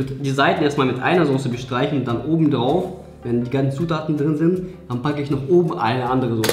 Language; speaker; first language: German; native; German